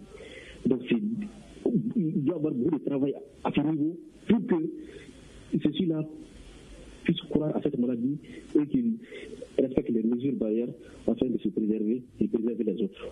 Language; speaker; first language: French; non-native, local second language; Bambara